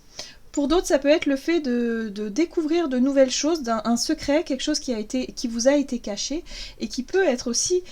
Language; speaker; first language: French; native; French